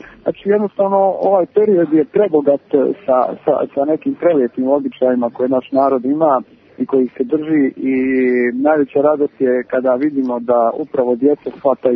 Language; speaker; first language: Serbian; native; Serbian